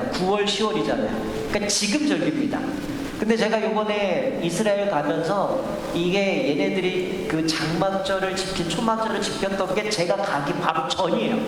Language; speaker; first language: Korean; native; Korean